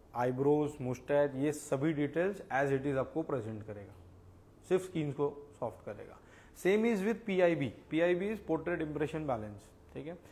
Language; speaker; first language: Hindi; non-native, local second language; Marathi